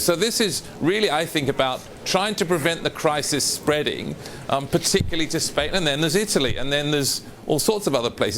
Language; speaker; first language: English; native; English